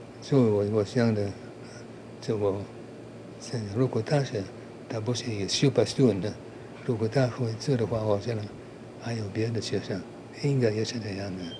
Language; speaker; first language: Chinese; non-native, learner; German